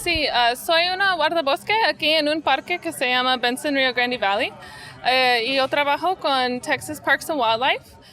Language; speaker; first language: Spanish; early bilingual, heritage; Spanish